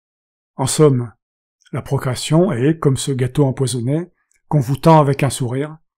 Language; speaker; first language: French; native; French